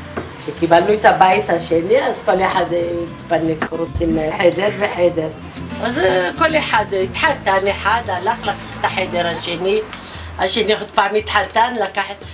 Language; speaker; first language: Hebrew; early bilingual, other home language; Arabic